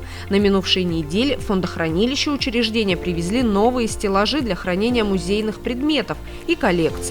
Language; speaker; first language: Russian; native; Russian